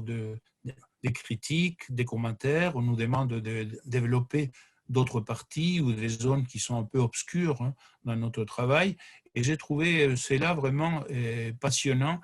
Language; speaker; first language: French; non-native, fluent; Spanish